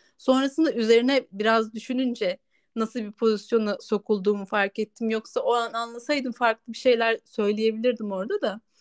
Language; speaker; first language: Turkish; native; Turkish